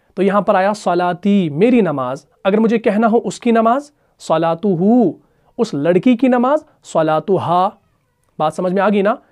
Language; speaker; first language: Urdu; non-native, local second language; Punjabi